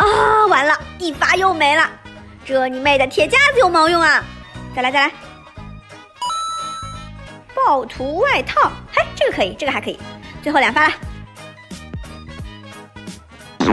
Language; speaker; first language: Chinese; native; Chinese